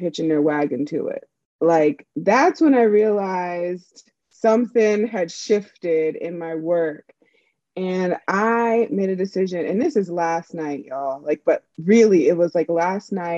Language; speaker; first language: English; native; English